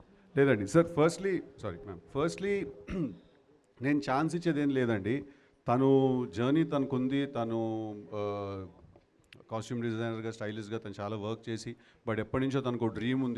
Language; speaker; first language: Telugu; native; Telugu